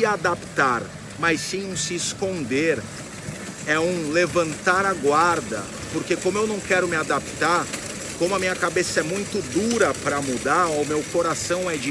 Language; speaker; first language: Portuguese; native; Portuguese